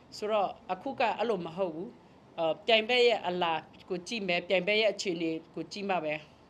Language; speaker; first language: Burmese; native; Burmese